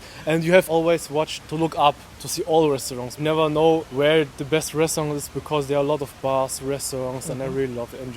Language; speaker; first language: English; non-native, fluent; German